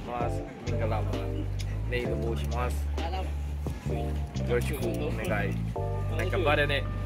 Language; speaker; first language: Japanese; non-native, learner; Burmese